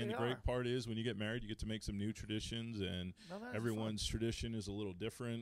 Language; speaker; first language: English; native; English